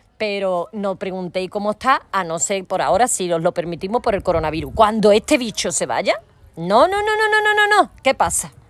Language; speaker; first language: Spanish; native; Spanish